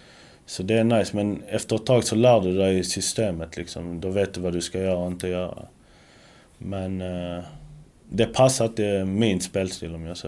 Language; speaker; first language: Swedish; early bilingual, other home language; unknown